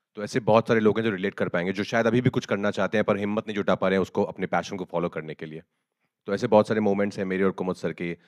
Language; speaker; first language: Hindi; native; Hindi